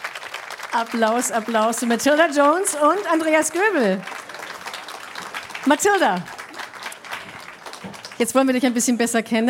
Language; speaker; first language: German; native; German